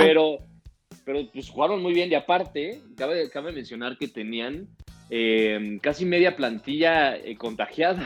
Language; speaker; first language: Spanish; native; Spanish